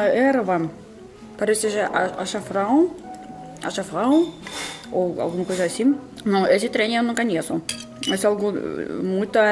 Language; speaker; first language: Portuguese; non-native, fluent; Russian